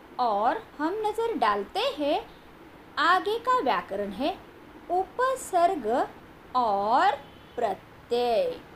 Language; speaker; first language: Hindi; non-native, local second language; Marathi